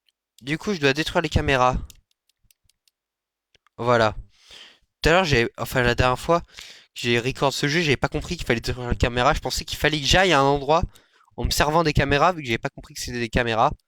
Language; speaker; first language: French; native; French